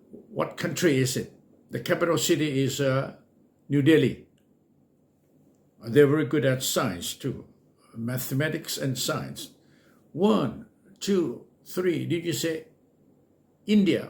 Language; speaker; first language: English; non-native, fluent; Thai